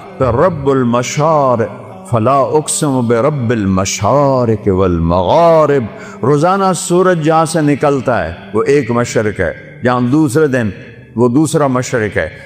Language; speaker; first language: Urdu; non-native, local second language; Saraiki